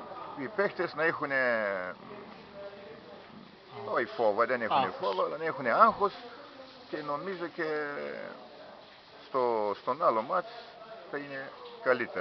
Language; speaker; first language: Greek; non-native, learner; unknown